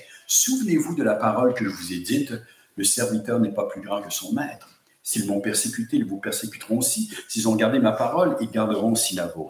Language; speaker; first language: French; native; French